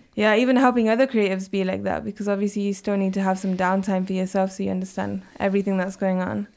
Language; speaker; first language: English; native; English